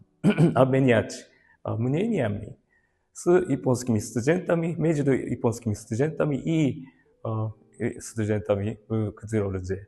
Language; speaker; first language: Russian; non-native, fluent; Japanese